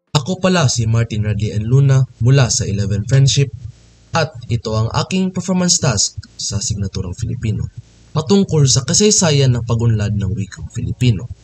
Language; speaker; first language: Filipino; non-native, local second language; Cebuano